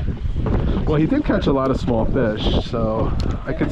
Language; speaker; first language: English; native; English